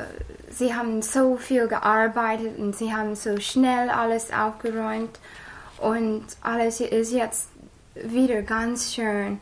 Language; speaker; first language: German; non-native, learner; English